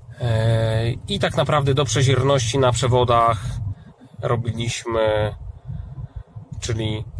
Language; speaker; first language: Polish; native; Polish